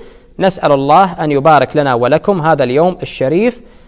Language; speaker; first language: Arabic; native; Arabic